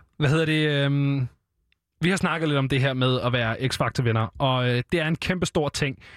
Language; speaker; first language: Danish; native; Danish